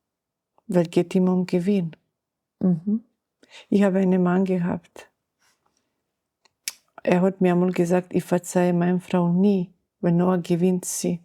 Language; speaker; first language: German; non-native, learner; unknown